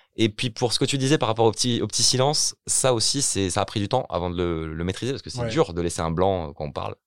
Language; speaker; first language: French; native; French